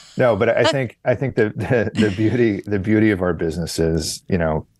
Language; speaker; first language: English; native; English